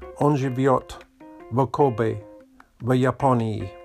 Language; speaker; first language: Russian; non-native, learner; English